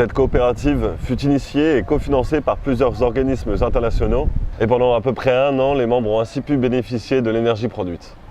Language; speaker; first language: French; native; French